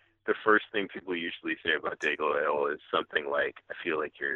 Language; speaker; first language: English; native; English